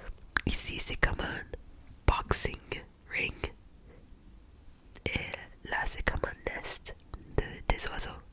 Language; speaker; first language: French; non-native, learner; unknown